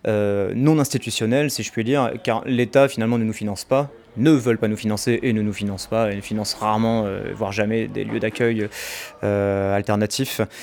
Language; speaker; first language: French; native; French